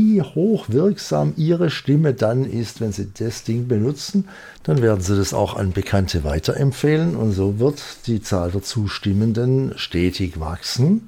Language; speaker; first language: German; native; German